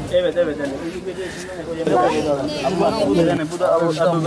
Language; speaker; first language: Turkish; non-native, learner; Tajik